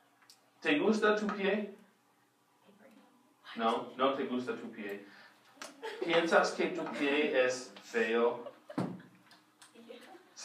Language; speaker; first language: Spanish; non-native, fluent; English